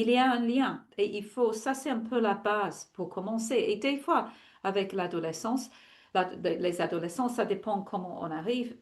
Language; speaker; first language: French; non-native, fluent; English